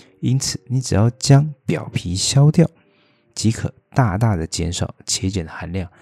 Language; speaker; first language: Chinese; native; Chinese